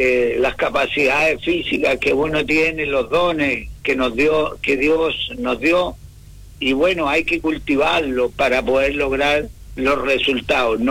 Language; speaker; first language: Spanish; native; Spanish